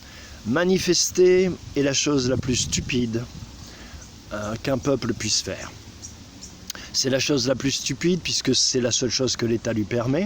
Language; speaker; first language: French; native; French